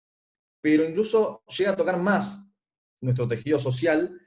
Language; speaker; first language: Spanish; native; Spanish